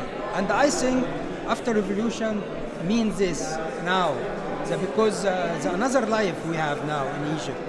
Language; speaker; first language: English; non-native, learner; Arabic